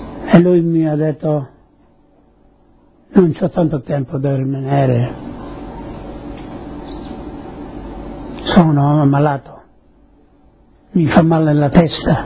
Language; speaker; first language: Italian; non-native, local second language; Friulian